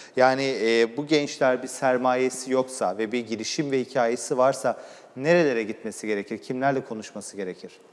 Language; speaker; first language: Turkish; native; Turkish